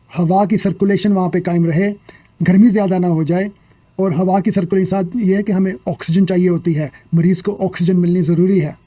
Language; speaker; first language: Urdu; native; Urdu